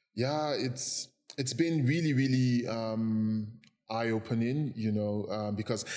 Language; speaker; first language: English; non-native, local second language; Igbo